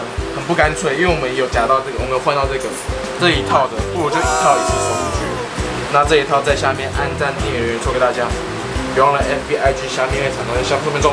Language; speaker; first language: Chinese; native; Chinese